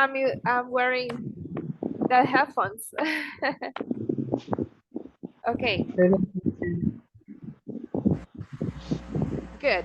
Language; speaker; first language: English; non-native, fluent; Spanish